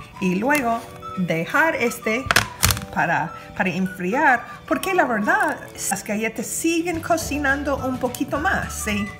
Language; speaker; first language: Spanish; non-native, fluent; English